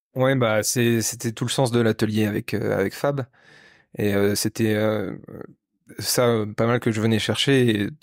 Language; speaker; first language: French; native; French